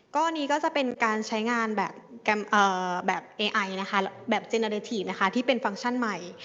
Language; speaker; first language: Thai; native; Thai